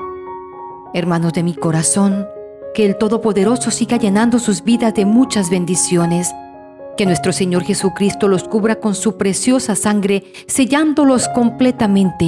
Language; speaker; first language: Spanish; native; Spanish